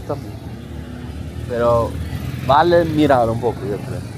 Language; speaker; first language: Spanish; non-native, fluent; Swedish